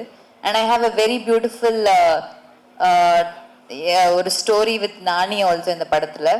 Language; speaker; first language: Tamil; early bilingual, heritage; Tamil